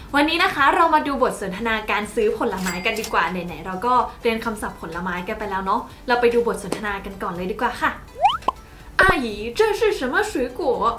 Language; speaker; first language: Thai; native; Thai